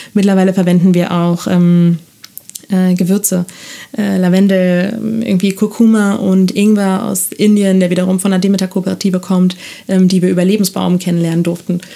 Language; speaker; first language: German; non-native, fluent; Spanish